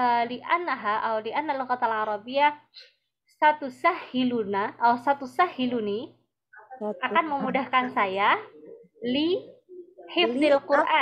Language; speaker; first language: Arabic; non-native, fluent; Indonesian